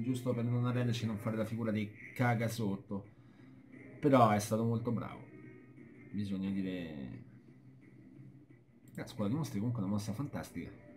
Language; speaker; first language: Italian; native; Italian